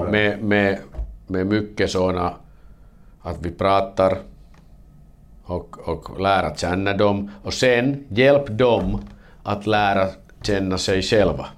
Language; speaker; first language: Swedish; non-native, fluent; Finnish